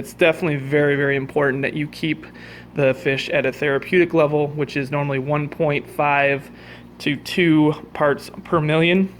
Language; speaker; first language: English; native; English